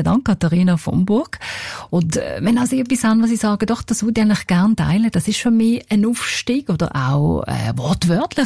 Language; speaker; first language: German; native; German